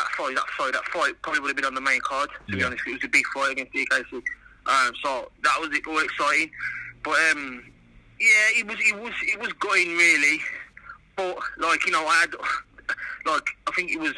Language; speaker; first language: English; native; English